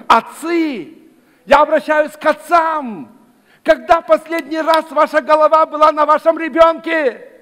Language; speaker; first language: Russian; native; Russian